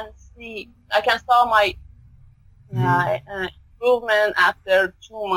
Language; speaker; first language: English; non-native, learner; Persian